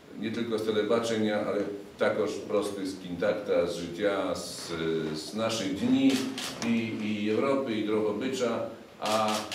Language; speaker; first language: Polish; non-native, learner; Ukrainian